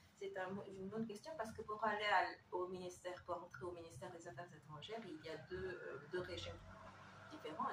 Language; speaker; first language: French; non-native, fluent; Korean